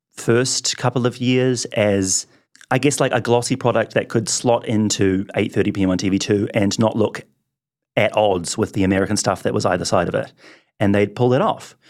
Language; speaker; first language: English; native; English